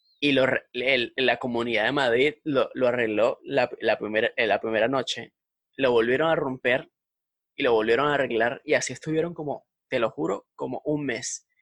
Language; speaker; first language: Spanish; native; Spanish